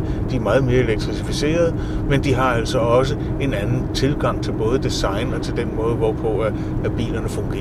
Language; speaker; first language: Danish; native; Danish